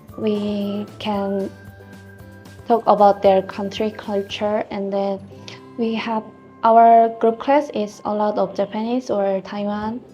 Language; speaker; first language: English; non-native, learner; Korean